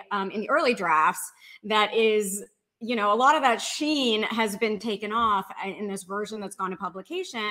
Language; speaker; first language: English; native; English